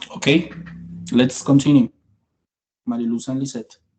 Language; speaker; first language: English; non-native, fluent; Spanish